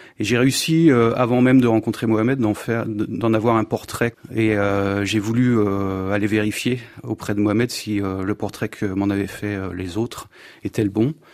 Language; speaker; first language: French; native; French